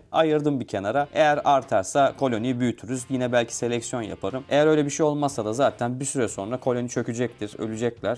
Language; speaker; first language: Turkish; native; Turkish